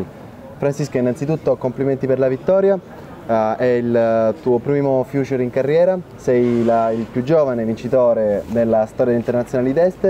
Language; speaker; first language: Italian; native; Italian